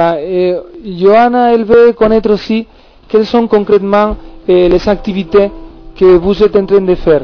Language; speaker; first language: French; non-native, learner; Spanish